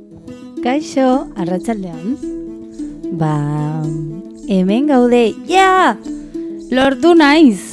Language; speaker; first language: Basque; non-native, local second language; Spanish